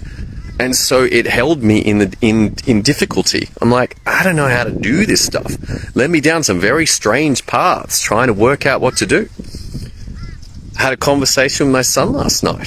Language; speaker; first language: English; native; English